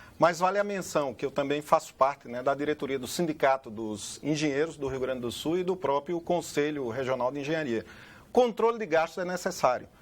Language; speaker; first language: Portuguese; native; Portuguese